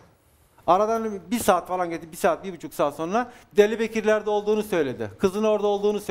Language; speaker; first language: Turkish; native; Turkish